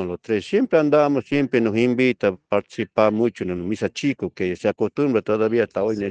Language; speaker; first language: Spanish; native; Spanish